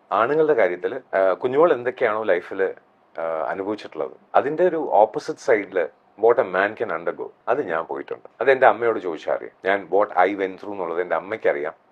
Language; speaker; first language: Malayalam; native; Malayalam